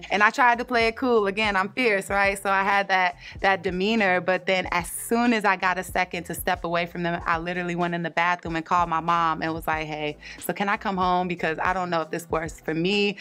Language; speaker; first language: English; native; English